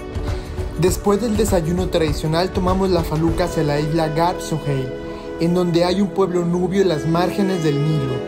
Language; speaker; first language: Spanish; native; Spanish